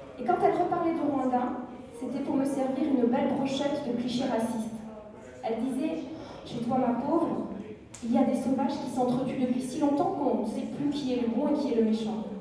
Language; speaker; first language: French; non-native, local second language; Kinyarwanda